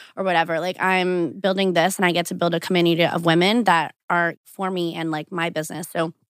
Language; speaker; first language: English; early bilingual, other home language; Portuguese